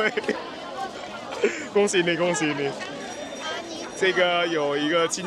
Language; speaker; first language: Chinese; non-native, fluent; Indonesian